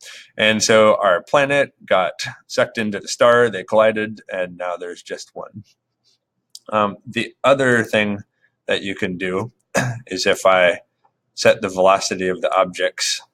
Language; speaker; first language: English; native; English